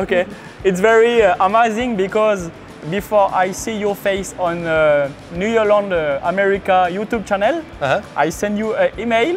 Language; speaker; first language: English; non-native, learner; French